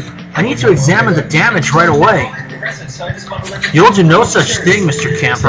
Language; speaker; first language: English; native; English